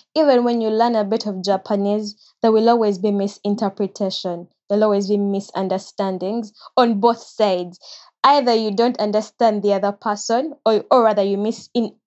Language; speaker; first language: English; non-native, local second language; Ganda